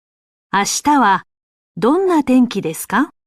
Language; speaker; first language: Japanese; non-native, learner; Indonesian